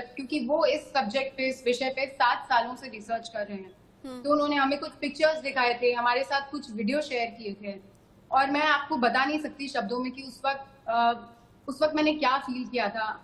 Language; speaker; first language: Hindi; native; Hindi